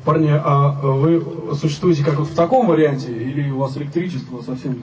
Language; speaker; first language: Russian; native; Russian